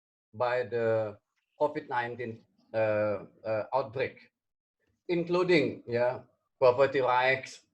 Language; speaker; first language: English; non-native, learner; Indonesian